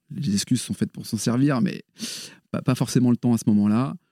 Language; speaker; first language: French; native; French